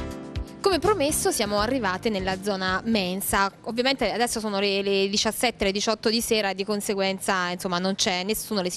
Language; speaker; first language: Italian; native; Italian